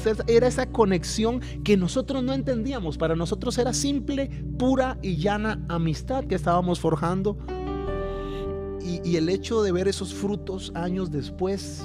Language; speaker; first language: Spanish; native; Spanish